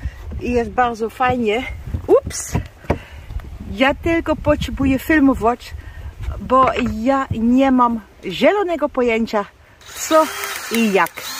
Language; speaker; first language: Polish; non-native, learner; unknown